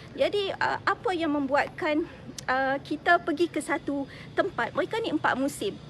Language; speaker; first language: Malay; native; Malay